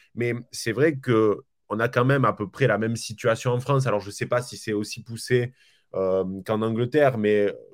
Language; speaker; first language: French; native; French